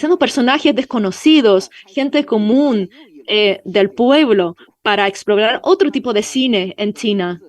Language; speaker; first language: Spanish; non-native, fluent; Chinese